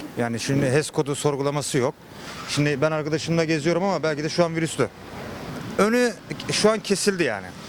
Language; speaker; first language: Turkish; native; Turkish